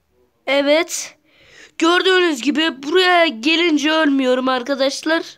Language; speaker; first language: Turkish; native; Turkish